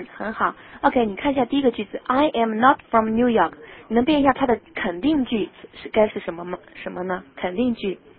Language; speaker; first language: Chinese; native; Chinese